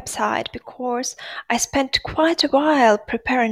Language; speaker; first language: English; non-native, fluent; Russian